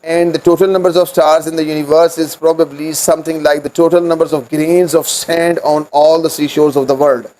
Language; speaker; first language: English; non-native, local second language; Urdu